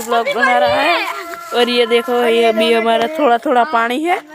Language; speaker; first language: Hindi; non-native, local second language; Gujarati